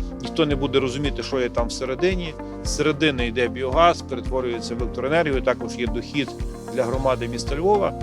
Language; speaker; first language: Ukrainian; native; Ukrainian